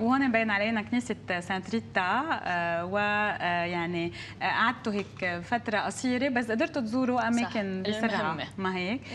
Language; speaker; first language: Arabic; native; Arabic